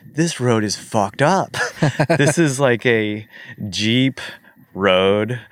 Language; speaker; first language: English; native; English